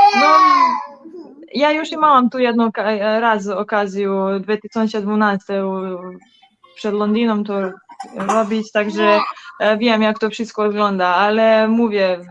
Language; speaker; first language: Polish; non-native, learner; Serbian